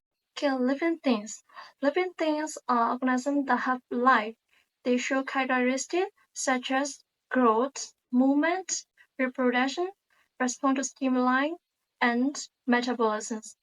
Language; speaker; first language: English; non-native, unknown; Burmese